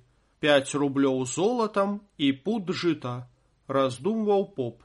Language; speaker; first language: Belarusian; native; Belarusian